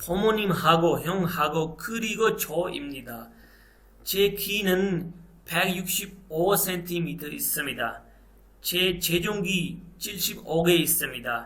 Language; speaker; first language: Korean; non-native, learner; Urdu